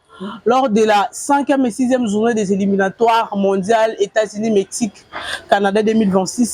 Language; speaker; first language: French; non-native, local second language; Lingala